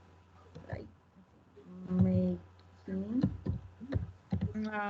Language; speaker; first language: English; non-native, learner; Spanish